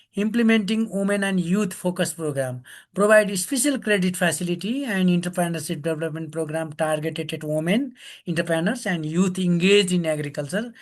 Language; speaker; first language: English; non-native, local second language; Nepali